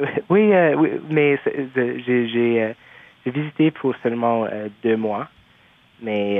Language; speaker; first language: French; non-native, local second language; English